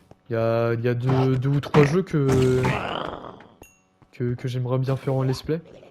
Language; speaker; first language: French; native; French